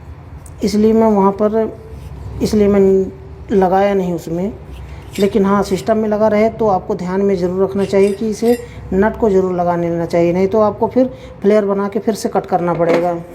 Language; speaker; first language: Hindi; native; Hindi